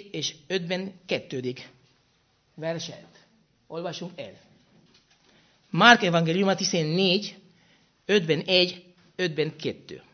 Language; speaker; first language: Hungarian; non-native, fluent; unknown